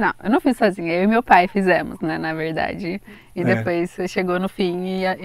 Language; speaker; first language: Portuguese; native; Portuguese